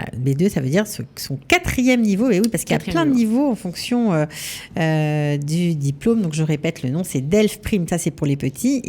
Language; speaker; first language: French; native; French